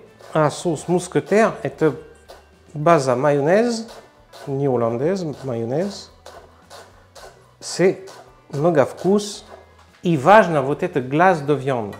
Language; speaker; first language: Russian; non-native, learner; French